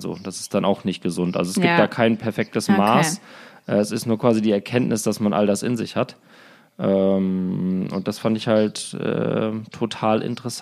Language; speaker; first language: German; native; German